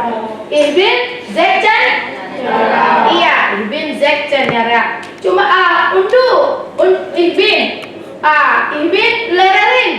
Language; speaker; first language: German; non-native, learner; Indonesian